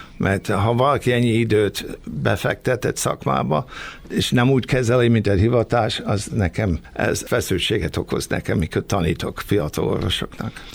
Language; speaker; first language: Hungarian; early bilingual, heritage; Hungarian